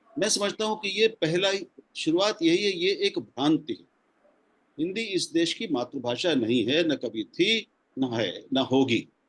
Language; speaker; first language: Hindi; non-native, local second language; Punjabi